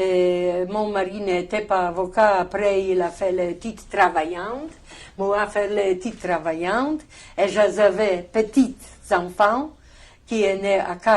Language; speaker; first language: French; non-native, learner; Polish